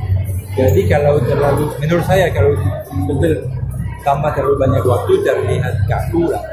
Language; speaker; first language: Indonesian; non-native, fluent; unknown